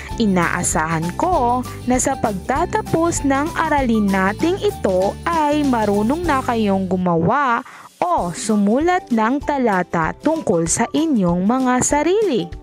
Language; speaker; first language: Filipino; non-native, local second language; Maranao